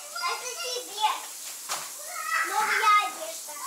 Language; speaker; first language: Russian; early bilingual, heritage; Russian